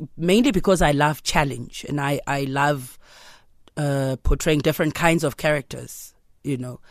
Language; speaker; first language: English; non-native, local second language; Zulu